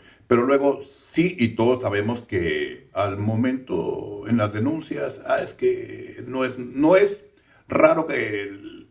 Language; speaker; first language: Spanish; native; Spanish